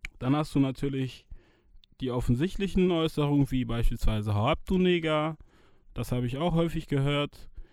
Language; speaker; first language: German; early bilingual, other home language; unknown